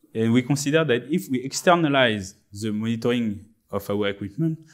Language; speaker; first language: English; non-native, fluent; French